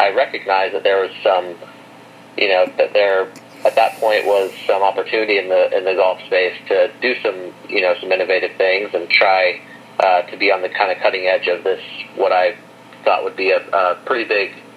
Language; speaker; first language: English; native; English